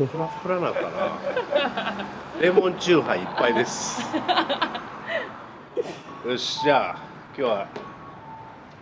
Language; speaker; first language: Japanese; native; Japanese